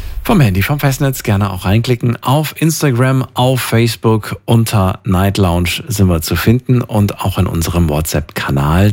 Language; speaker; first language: German; native; German